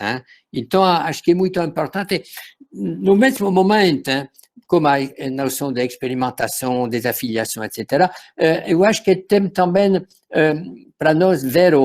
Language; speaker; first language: Portuguese; non-native, fluent; French